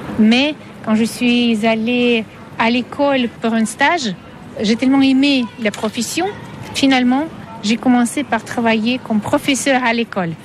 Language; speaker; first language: French; non-native, fluent; Russian